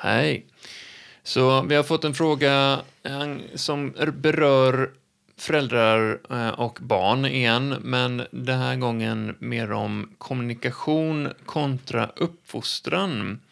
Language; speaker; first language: Swedish; native; Swedish